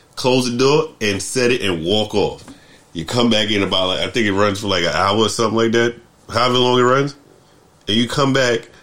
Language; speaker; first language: English; native; English